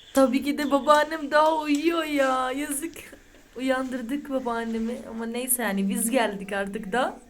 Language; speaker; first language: Turkish; early bilingual, other home language; Arabic